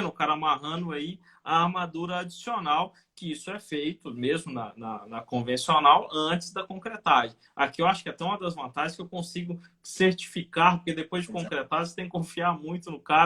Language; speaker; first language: Portuguese; native; Portuguese